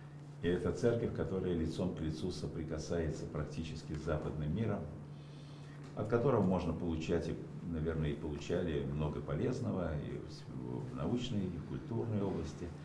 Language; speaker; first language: Russian; native; Russian